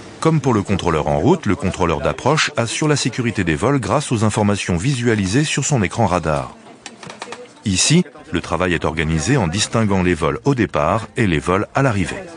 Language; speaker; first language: French; native; French